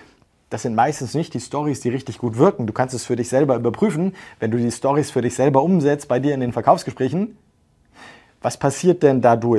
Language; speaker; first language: German; native; German